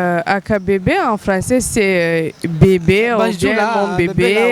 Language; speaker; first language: French; non-native, local second language; Rundi